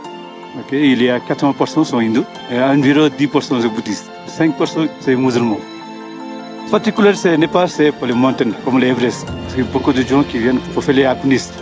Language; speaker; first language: French; non-native, learner; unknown